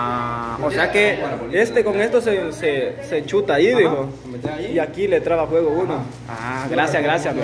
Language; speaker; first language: Spanish; native; Spanish